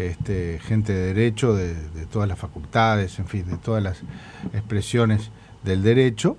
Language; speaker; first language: Spanish; native; Spanish